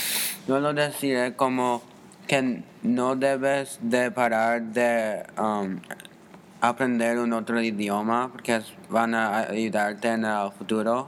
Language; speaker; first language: Spanish; non-native, learner; English